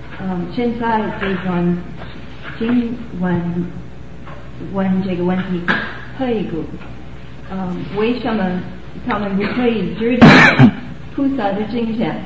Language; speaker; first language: Chinese; non-native, learner; English